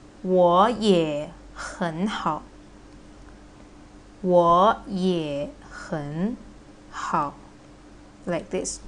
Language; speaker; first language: Chinese; non-native, fluent; Thai